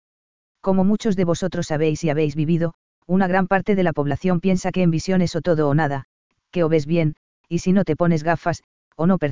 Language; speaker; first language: Spanish; native; Spanish